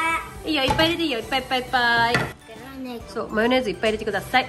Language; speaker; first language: Japanese; native; Japanese